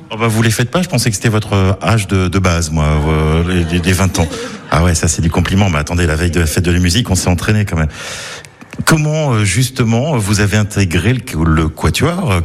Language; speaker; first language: French; native; French